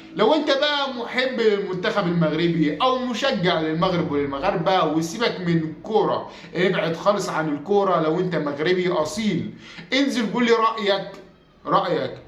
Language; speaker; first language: Arabic; native; Arabic